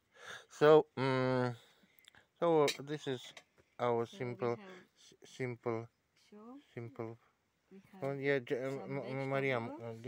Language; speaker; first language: English; non-native, learner; Russian